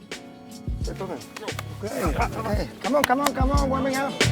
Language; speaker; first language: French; non-native, learner; Spanish